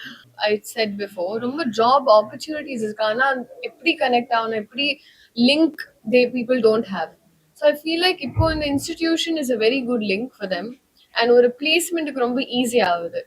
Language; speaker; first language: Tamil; non-native, learner; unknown